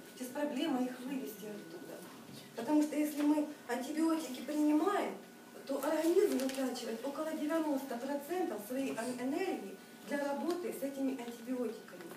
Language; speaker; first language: Russian; native; Russian